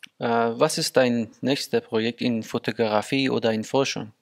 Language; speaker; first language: German; non-native, learner; Persian